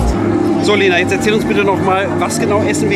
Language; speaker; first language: German; native; German